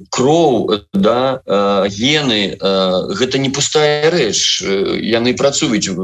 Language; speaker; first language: Belarusian; non-native, local second language; Russian